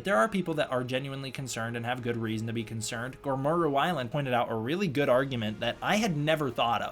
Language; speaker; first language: English; native; English